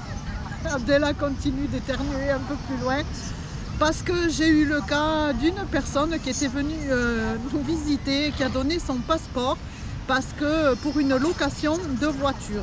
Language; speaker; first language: French; native; French